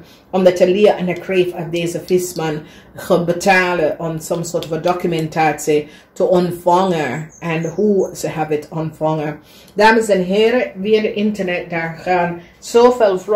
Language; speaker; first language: Dutch; non-native, learner; English